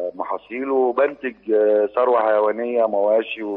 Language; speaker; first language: Arabic; native; Arabic